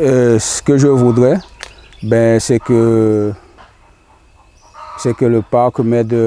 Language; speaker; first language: French; non-native, local second language; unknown